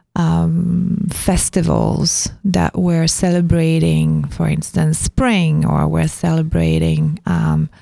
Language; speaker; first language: English; non-native, fluent; French